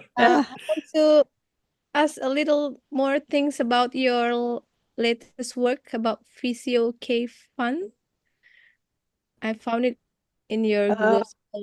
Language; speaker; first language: English; non-native, fluent; Indonesian